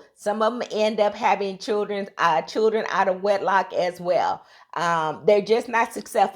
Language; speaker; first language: English; native; English